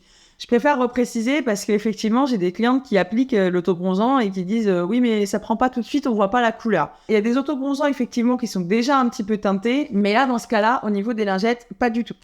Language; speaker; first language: French; native; French